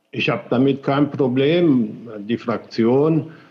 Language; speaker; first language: German; early bilingual, other home language; Spanish